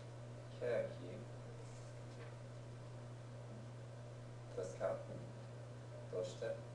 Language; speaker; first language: Japanese; non-native, learner; English